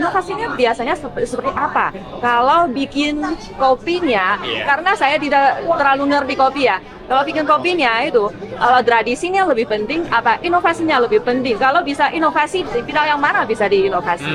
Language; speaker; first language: Indonesian; non-native, fluent; Chinese